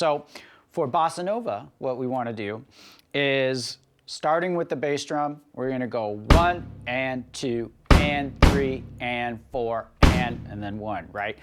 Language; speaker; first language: English; native; English